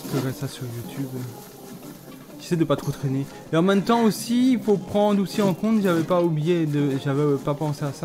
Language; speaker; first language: French; native; French